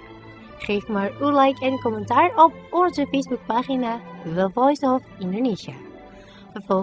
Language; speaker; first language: Dutch; non-native, fluent; Indonesian